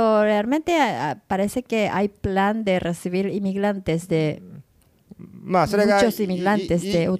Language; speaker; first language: Spanish; non-native, learner; Japanese